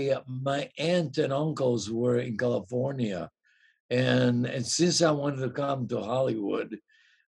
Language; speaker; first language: English; non-native, fluent; Italian